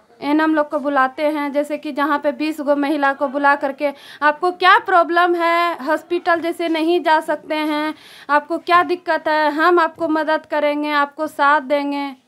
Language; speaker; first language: Hindi; native; Hindi